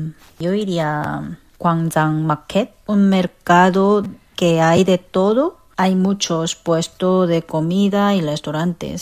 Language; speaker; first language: Spanish; non-native, fluent; Korean